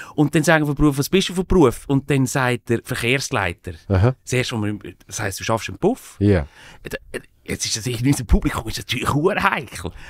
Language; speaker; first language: German; native; German